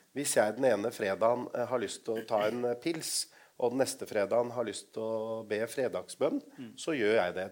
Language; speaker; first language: Norwegian; non-native, local second language; Urdu